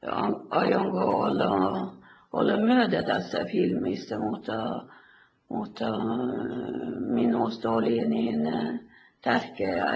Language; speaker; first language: Finnish; early bilingual, heritage; Finnish